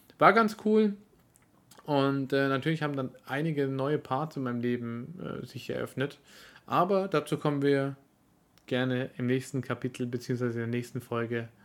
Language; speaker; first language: German; early bilingual, other home language; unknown